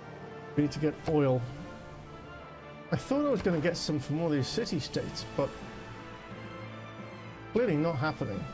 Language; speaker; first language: English; native; English